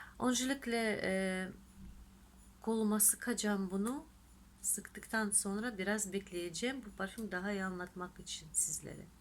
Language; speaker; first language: Turkish; non-native, fluent; Russian